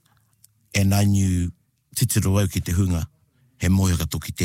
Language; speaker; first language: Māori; non-native, local second language; English